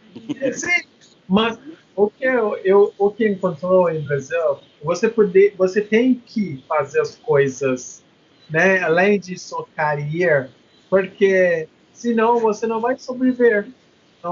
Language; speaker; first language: Portuguese; non-native, learner; English